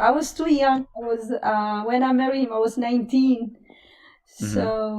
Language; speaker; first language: English; non-native, fluent; Italian